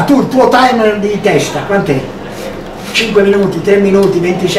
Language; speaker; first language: Italian; native; Italian